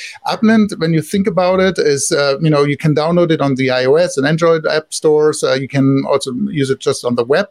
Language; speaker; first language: English; non-native, fluent; German